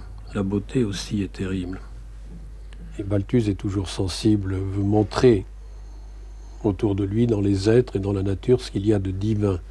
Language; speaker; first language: French; native; French